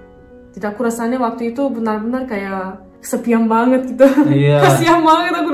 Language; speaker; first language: Indonesian; non-native, fluent; Turkish